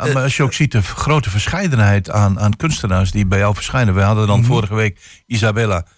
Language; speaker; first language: Dutch; native; Dutch